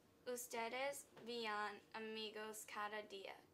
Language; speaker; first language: Spanish; non-native, learner; English